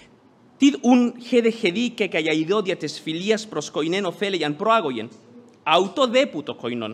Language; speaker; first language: Greek; non-native, fluent; Spanish